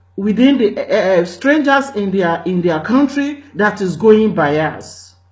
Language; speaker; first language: English; non-native, local second language; Yoruba